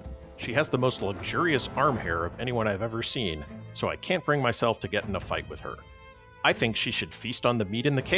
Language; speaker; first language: English; native; English